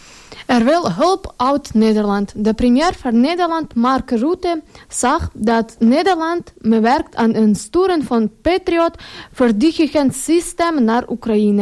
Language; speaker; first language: Dutch; non-native, learner; Ukrainian